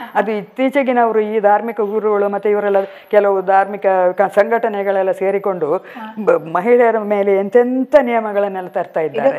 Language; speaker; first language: Kannada; non-native, local second language; Malayalam